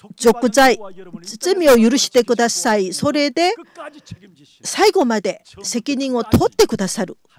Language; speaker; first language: Japanese; non-native, fluent; Korean